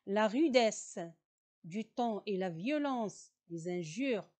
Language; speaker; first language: French; non-native, local second language; Arabic